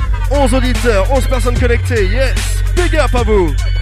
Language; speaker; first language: French; native; French